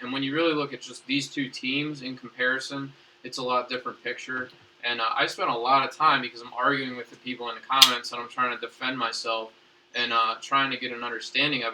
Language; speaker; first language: English; native; English